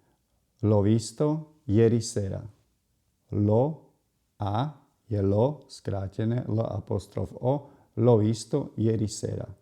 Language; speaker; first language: Italian; non-native, fluent; Slovak